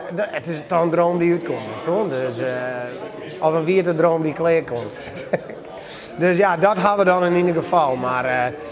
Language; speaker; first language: Dutch; non-native, local second language; Western Frisian